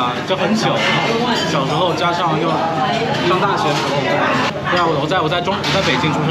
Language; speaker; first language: Chinese; early bilingual, heritage; Chinese